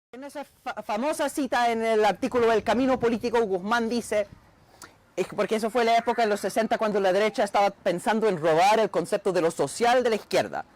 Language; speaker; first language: Spanish; non-native, fluent; English